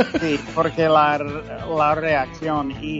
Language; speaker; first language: Spanish; non-native, fluent; English